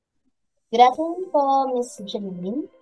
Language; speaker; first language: Filipino; native; Filipino